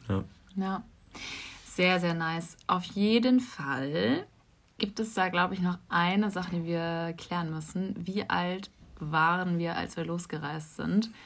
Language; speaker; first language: German; native; German